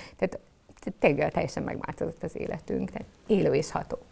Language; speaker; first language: Hungarian; native; Hungarian